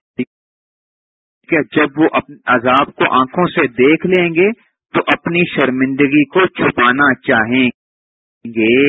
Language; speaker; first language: Urdu; native; Urdu